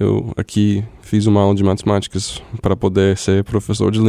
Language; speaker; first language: Portuguese; non-native, fluent; English